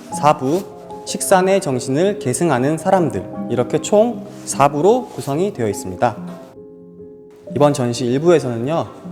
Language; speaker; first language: Korean; native; Korean